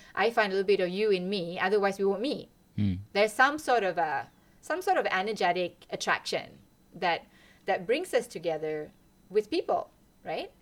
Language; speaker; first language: English; non-native, local second language; Malay